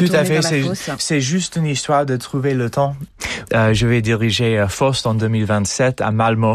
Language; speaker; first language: French; non-native, fluent; English